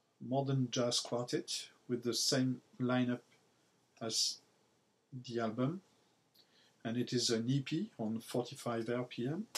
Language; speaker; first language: English; non-native, learner; French